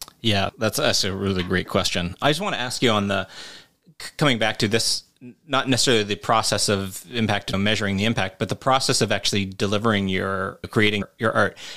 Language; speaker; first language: English; native; English